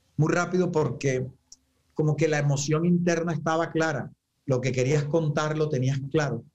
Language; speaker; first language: Spanish; native; Spanish